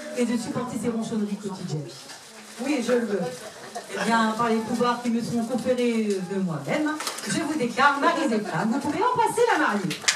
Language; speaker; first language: French; native; French